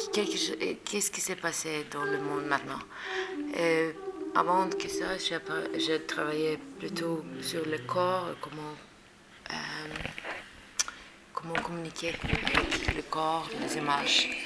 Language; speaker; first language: French; non-native, learner; Norwegian